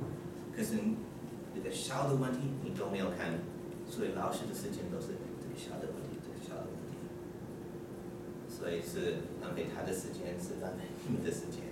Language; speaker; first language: Chinese; non-native, learner; English